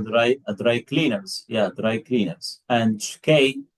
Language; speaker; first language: English; non-native, fluent; Arabic